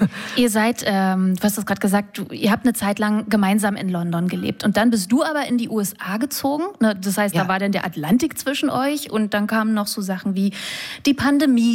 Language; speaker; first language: German; native; German